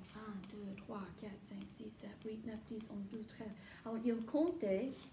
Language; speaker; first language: French; non-native, fluent; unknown